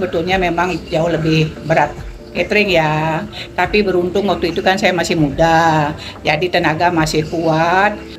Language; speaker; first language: Indonesian; non-native, local second language; Balinese